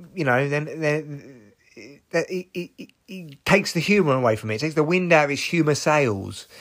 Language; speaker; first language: English; native; English